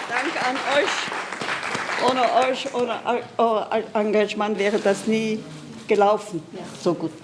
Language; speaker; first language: German; non-native, fluent; Kurdish